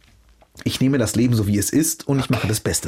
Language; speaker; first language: German; early bilingual, other home language; Arabic